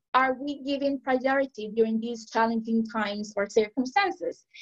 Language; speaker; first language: English; non-native, fluent; Spanish